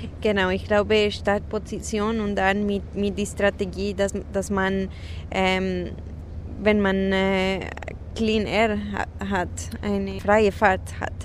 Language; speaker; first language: German; non-native, fluent; Spanish